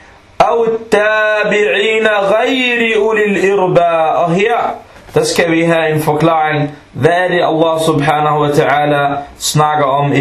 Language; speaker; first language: Danish; non-native, local second language; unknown